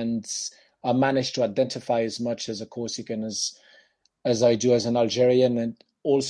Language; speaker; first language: English; non-native, fluent; French